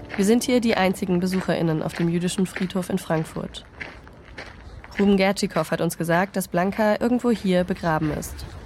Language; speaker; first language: German; native; German